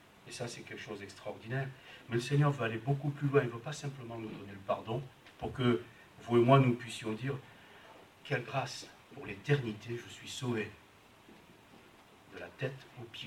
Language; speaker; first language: French; native; French